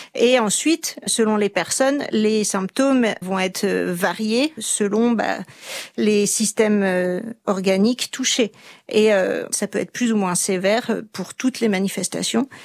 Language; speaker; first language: French; native; French